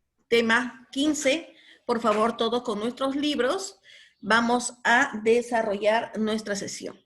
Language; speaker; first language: Spanish; native; Spanish